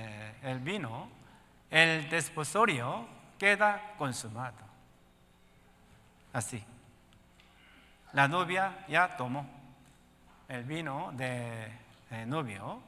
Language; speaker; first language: Spanish; non-native, learner; Korean